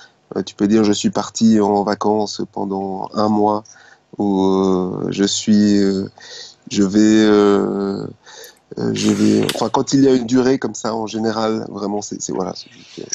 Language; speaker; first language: French; native; French